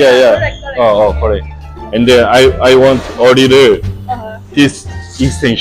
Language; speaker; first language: English; non-native, learner; Korean